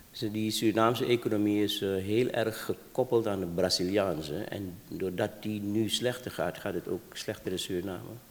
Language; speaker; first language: Dutch; native; Dutch